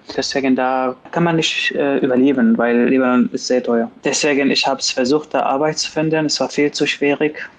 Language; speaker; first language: German; non-native, fluent; Arabic